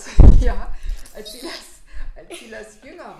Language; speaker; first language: German; native; German